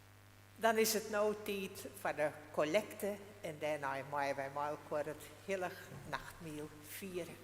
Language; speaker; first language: Dutch; non-native, local second language; Western Frisian